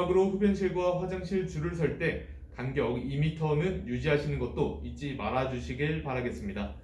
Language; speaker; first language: Korean; native; Korean